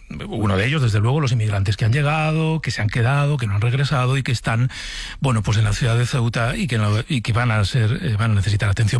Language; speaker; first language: Spanish; native; Spanish